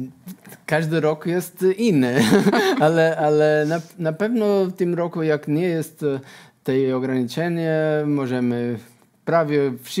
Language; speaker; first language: Polish; non-native, learner; Portuguese